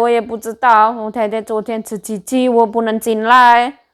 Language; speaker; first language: Chinese; non-native, learner; Indonesian